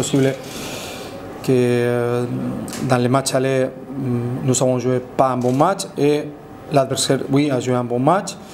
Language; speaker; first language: French; non-native, fluent; Spanish